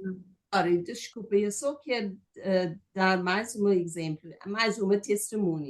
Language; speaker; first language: Portuguese; non-native, fluent; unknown